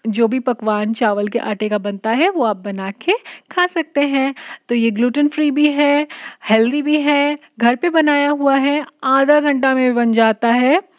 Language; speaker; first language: Hindi; non-native, local second language; Bangla